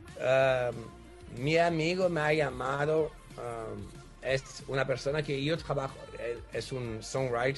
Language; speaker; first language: Spanish; non-native, fluent; French